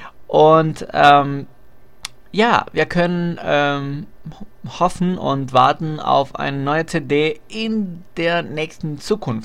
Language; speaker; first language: German; non-native, fluent; Spanish